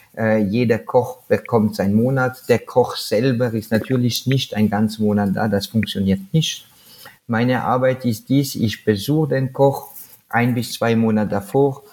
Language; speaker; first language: German; non-native, fluent; French